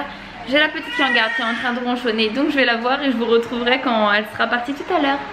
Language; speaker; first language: French; native; French